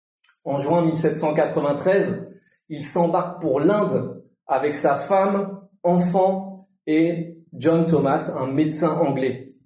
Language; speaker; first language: French; native; French